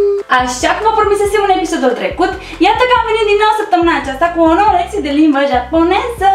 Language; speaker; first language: Romanian; native; Romanian